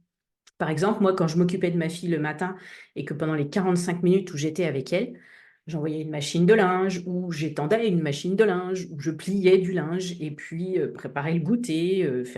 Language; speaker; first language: French; native; French